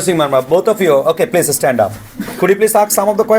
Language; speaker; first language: English; non-native, fluent; Bangla